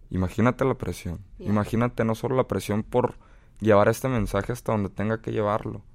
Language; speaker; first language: Spanish; native; Spanish